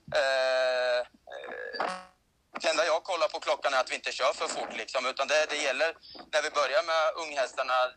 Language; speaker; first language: Swedish; native; Swedish